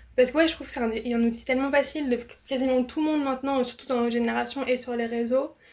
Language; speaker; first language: French; native; French